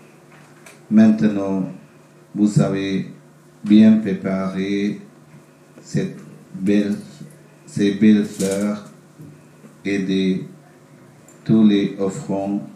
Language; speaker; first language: French; non-native, learner; Sinhala